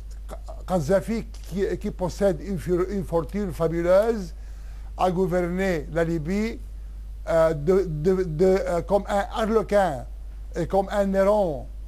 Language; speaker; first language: French; non-native, local second language; Arabic